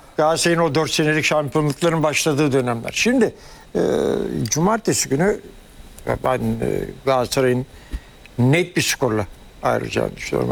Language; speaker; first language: Turkish; early bilingual, heritage; Turkish